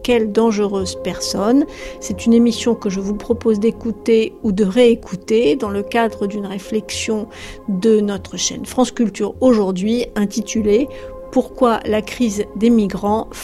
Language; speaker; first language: French; native; French